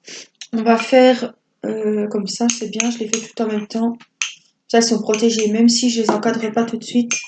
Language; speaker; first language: French; native; French